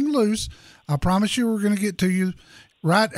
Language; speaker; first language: English; native; English